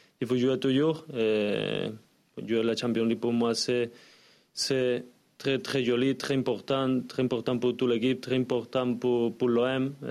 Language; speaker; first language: French; non-native, learner; Spanish